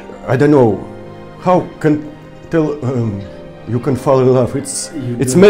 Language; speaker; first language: English; non-native, learner; Russian